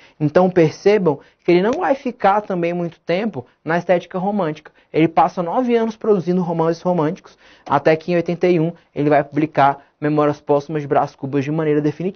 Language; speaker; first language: Portuguese; native; Portuguese